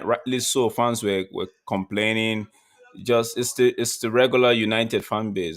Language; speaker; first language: English; native; English